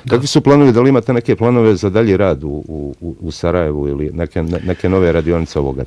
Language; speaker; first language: Bosnian; native; Bosnian